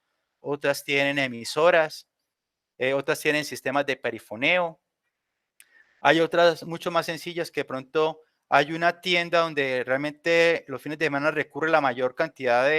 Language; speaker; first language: Spanish; native; Spanish